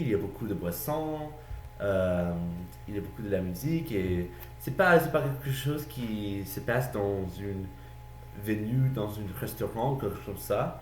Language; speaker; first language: French; non-native, learner; English